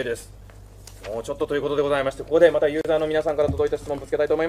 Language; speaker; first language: Japanese; native; Japanese